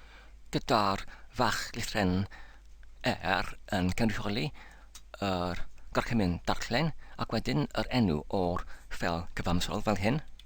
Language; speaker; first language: Welsh; non-native, learner; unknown